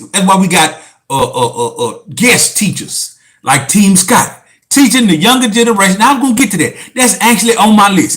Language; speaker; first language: English; native; English